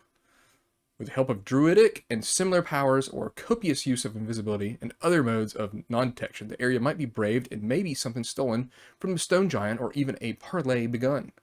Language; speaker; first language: English; native; English